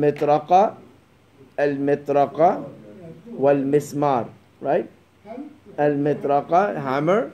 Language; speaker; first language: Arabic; non-native, fluent; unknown